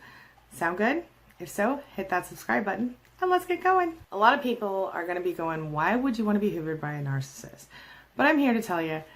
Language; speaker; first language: English; native; English